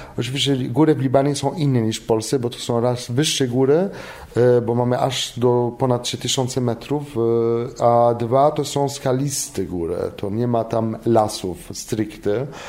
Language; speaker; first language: Polish; non-native, fluent; Arabic